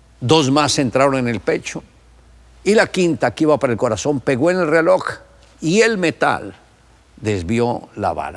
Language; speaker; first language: Spanish; native; Spanish